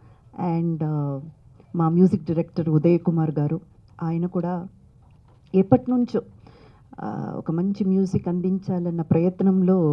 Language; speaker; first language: Telugu; native; Telugu